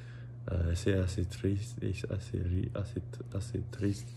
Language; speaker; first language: French; non-native, learner; English